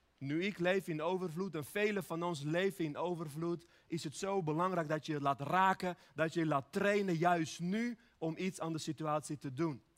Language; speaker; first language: Dutch; early bilingual, other home language; Armenian